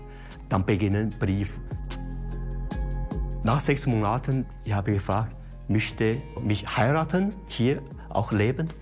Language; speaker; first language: German; non-native, learner; Chinese